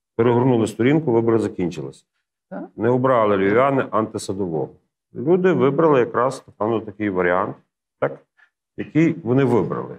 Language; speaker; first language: Ukrainian; non-native, local second language; Hungarian